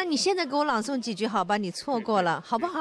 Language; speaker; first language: Chinese; native; Chinese